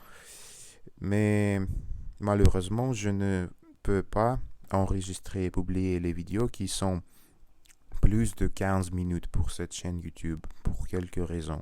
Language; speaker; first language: French; non-native, learner; Russian